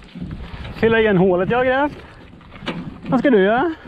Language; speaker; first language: Swedish; native; Swedish